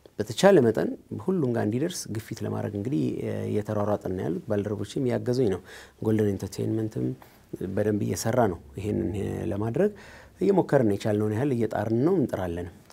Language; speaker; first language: Amharic; native; Amharic